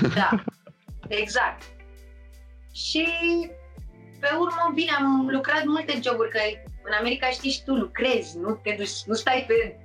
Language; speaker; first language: Romanian; early bilingual, heritage; Romanian